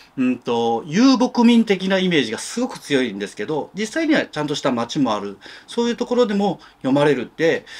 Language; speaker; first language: Japanese; native; Japanese